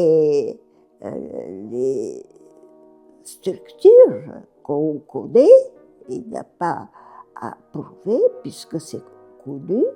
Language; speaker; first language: French; non-native, fluent; Bulgarian